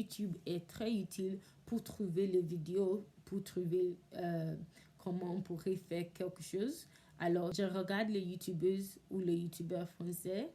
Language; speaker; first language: French; non-native, learner; English